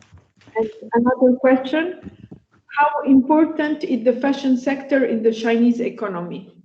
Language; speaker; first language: English; non-native, fluent; Italian